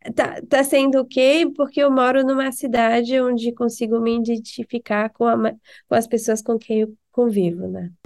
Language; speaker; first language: Portuguese; non-native, fluent; French